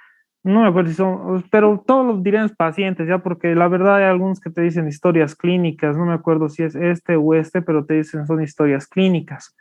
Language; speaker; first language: Spanish; native; Spanish